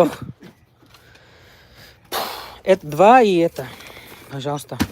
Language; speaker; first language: Russian; non-native, learner; English